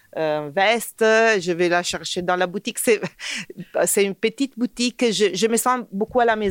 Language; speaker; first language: French; non-native, fluent; Italian